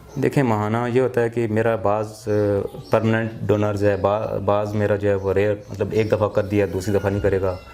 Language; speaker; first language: Urdu; non-native, local second language; Pahari-Potwari